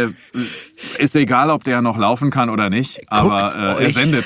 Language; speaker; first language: German; native; German